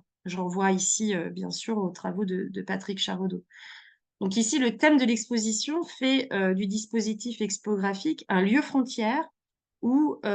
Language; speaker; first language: French; native; French